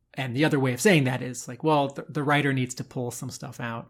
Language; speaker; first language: English; native; English